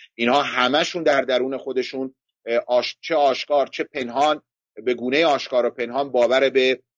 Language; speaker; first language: Persian; non-native, local second language; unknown